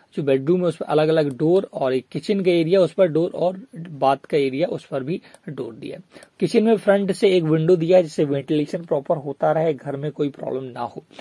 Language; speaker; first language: Hindi; native; Hindi